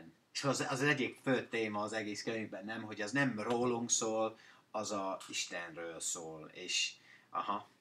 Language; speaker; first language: Hungarian; non-native, fluent; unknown